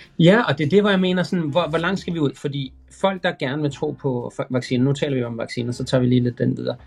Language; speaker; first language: Danish; native; Danish